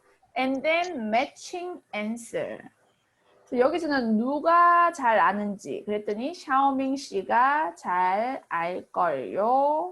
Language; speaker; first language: Korean; native; Korean